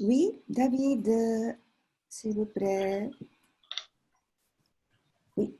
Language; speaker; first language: French; non-native, fluent; Japanese